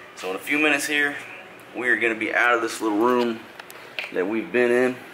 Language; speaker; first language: English; native; English